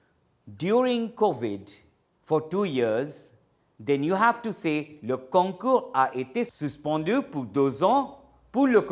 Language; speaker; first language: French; non-native, fluent; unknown